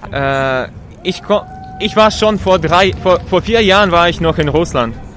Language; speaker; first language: German; non-native, fluent; Russian